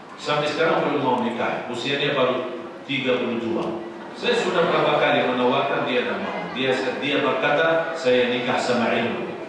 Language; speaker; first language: Indonesian; non-native, fluent; Arabic